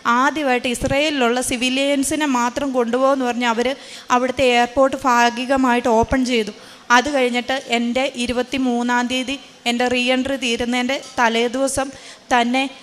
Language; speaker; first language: Malayalam; native; Malayalam